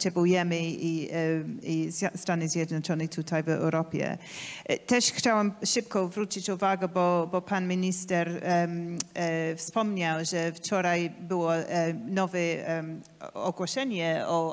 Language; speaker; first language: Polish; non-native, learner; English